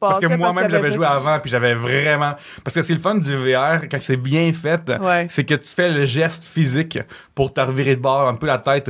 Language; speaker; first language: French; native; French